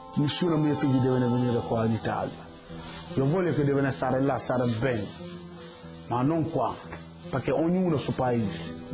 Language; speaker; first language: Italian; non-native, learner; Wolof